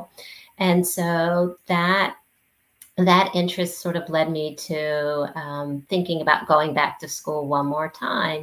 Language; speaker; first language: English; native; English